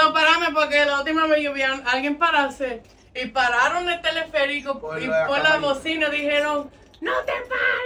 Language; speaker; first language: Spanish; non-native, fluent; English